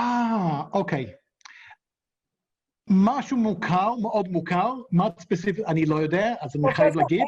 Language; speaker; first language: Hebrew; non-native, fluent; English